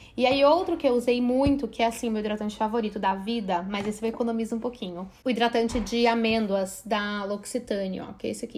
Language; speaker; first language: Portuguese; native; Portuguese